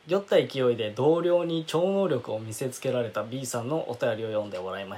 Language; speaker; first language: Japanese; native; Japanese